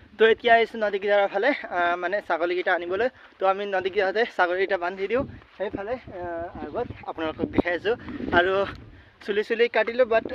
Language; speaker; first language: Assamese; non-native, local second language; Nepali